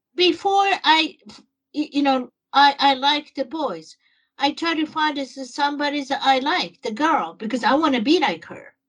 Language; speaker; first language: English; non-native, learner; Japanese